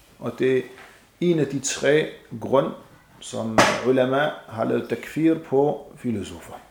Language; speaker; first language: Danish; non-native, fluent; Arabic